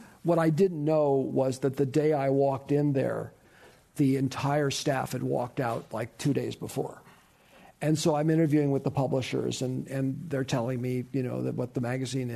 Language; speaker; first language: English; native; English